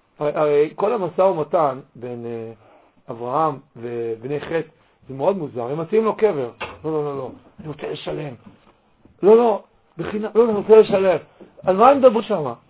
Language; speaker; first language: Hebrew; native; Hebrew